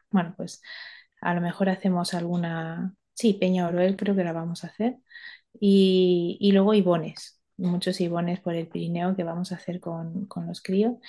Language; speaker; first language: Spanish; early bilingual, other home language; Romanian